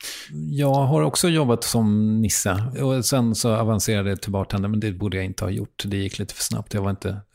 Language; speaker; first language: Swedish; native; Swedish